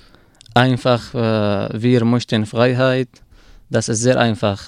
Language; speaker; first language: German; non-native, learner; Arabic